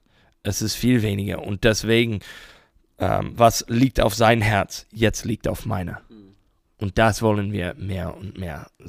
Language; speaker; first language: German; non-native, fluent; English